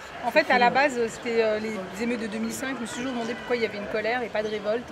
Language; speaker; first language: French; native; French